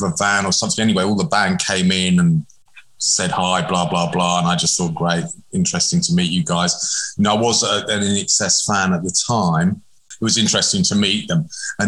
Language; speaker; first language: English; native; English